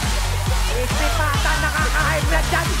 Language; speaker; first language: Filipino; native; Filipino